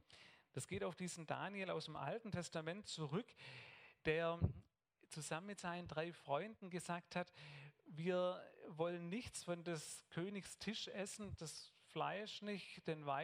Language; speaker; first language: German; native; German